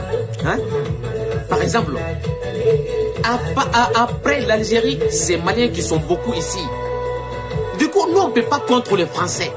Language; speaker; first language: French; non-native, local second language; Bambara